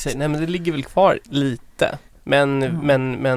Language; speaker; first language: Swedish; native; Swedish